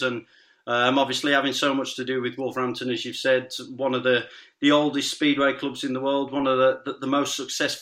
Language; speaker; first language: English; native; English